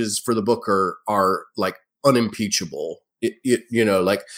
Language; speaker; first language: English; native; English